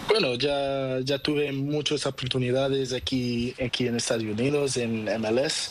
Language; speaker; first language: Spanish; non-native, learner; Portuguese